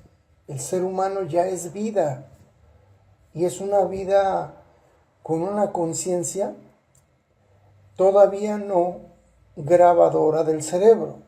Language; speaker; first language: Spanish; native; Spanish